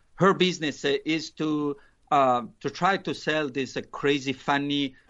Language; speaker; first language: English; non-native, fluent; Italian